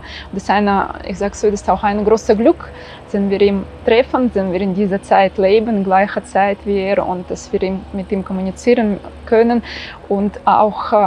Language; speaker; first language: German; non-native, fluent; Russian